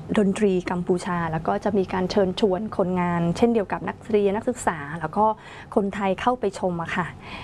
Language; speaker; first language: Thai; non-native, fluent; Khmer